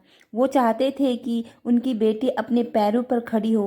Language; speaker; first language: Hindi; native; Hindi